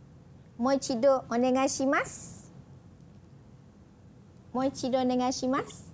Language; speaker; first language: Japanese; non-native, fluent; Malay